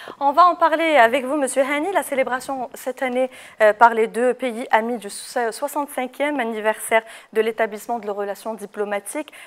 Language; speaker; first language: French; non-native, local second language; Arabic